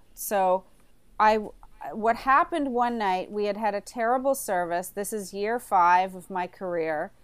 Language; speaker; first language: English; native; English